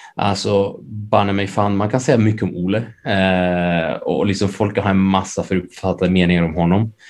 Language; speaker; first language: Swedish; early bilingual, other home language; Spanish